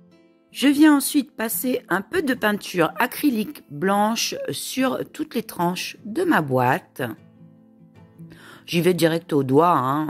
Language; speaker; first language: French; native; French